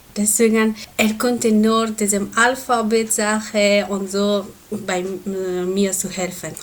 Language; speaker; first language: German; non-native, learner; Persian